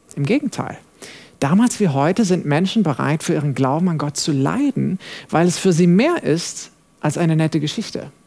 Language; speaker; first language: German; non-native, fluent; English